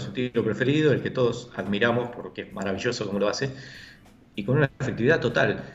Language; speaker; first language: Spanish; native; Spanish